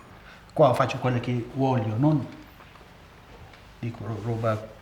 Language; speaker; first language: Italian; non-native, learner; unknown